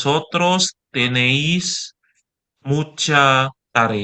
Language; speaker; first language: Spanish; non-native, learner; Filipino